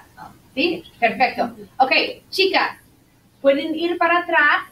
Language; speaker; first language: Spanish; non-native, fluent; English